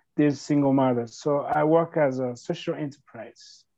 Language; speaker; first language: English; non-native, local second language; Kinyarwanda